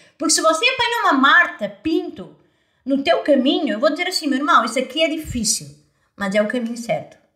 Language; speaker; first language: Portuguese; native; Portuguese